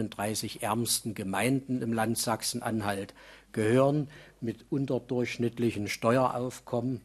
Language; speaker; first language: German; native; German